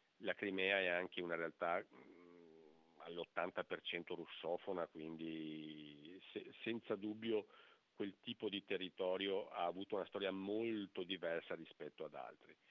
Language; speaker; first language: Italian; native; Italian